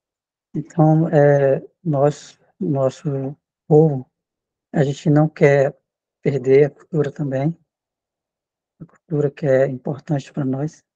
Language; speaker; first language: Portuguese; non-native, local second language; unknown